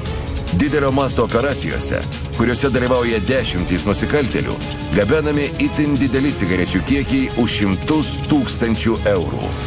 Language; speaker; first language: Lithuanian; native; Lithuanian